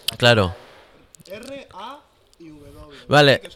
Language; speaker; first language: Spanish; native; Spanish